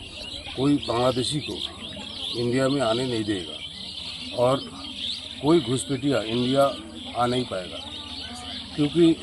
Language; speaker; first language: Hindi; non-native, local second language; Bangla